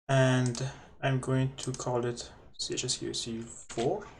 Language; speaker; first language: English; non-native, fluent; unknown